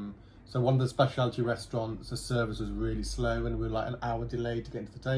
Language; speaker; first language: English; native; English